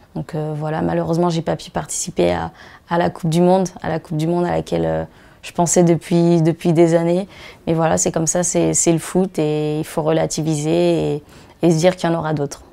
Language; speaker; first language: French; native; French